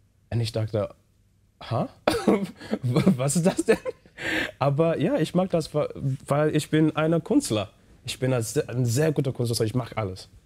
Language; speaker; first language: German; non-native, learner; English